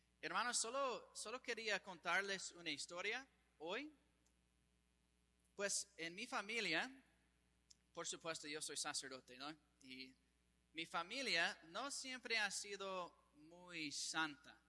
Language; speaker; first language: Spanish; non-native, fluent; English